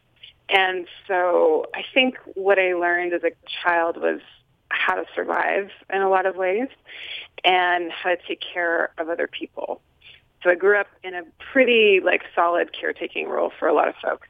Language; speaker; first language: English; native; English